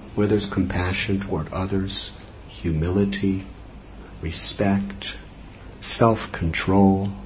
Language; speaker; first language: English; native; English